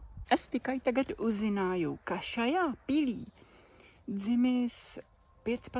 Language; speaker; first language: Latvian; non-native, fluent; Czech